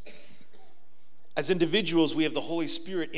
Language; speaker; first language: English; native; English